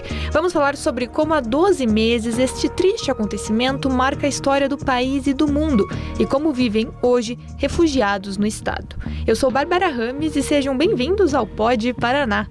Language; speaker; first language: Portuguese; native; Portuguese